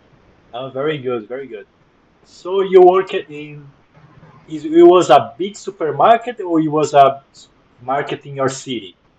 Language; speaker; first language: English; non-native, fluent; Portuguese